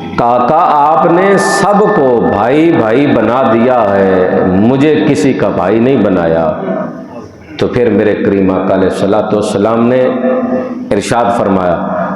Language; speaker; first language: Urdu; non-native, local second language; Punjabi